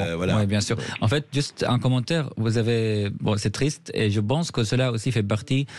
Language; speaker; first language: French; non-native, fluent; Arabic